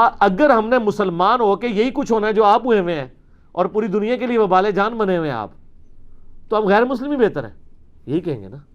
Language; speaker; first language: Urdu; non-native, local second language; Punjabi